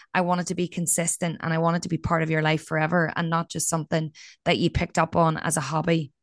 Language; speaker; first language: English; native; English